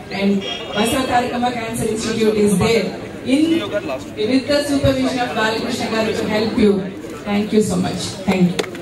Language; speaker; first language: English; non-native, local second language; Telugu